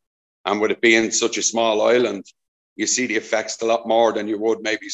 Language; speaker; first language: English; native; English